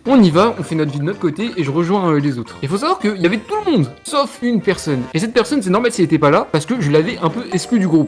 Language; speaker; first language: French; native; French